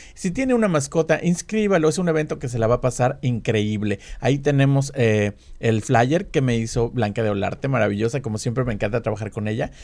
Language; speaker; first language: Spanish; native; Spanish